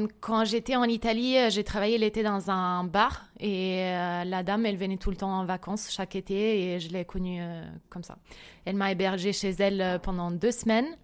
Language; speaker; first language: French; non-native, fluent; Italian